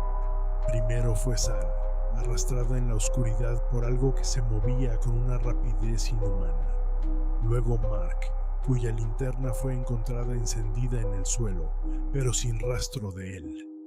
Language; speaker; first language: Spanish; native; Spanish